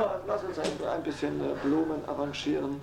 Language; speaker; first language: German; native; German